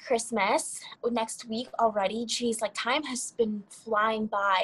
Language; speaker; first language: English; early bilingual, other home language; Kabuverdianu